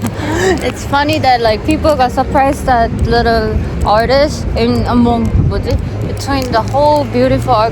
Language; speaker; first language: English; non-native, learner; Korean